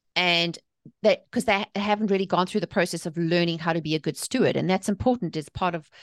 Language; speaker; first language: English; native; English